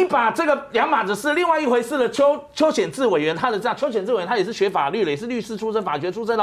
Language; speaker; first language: Chinese; native; Chinese